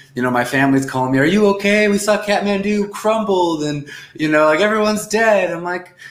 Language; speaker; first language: English; native; English